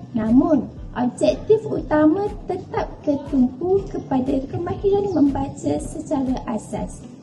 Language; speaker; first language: Malay; native; Malay